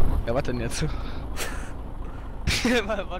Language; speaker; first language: German; native; German